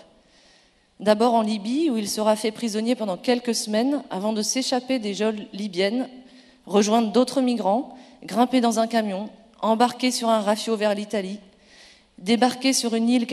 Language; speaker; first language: French; native; French